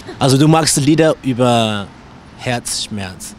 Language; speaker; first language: German; non-native, learner; English